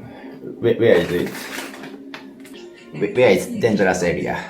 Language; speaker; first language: English; non-native, learner; Japanese